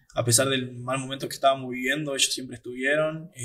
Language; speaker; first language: Spanish; native; Spanish